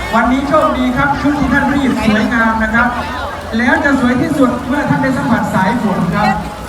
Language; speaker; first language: Thai; native; Thai